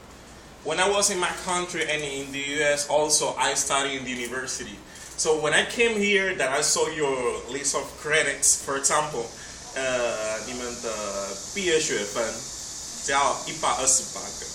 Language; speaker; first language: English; non-native, fluent; Spanish